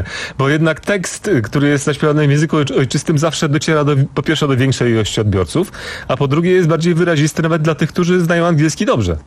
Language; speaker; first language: Polish; native; Polish